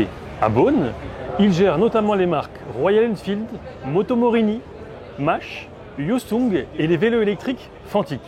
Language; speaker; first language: French; native; French